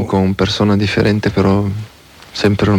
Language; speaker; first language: Spanish; non-native, learner; French